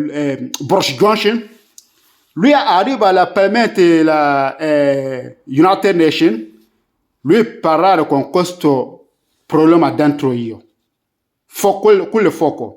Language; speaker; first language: Italian; non-native, learner; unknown